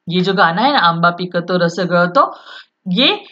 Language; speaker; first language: Hindi; non-native, local second language; Marathi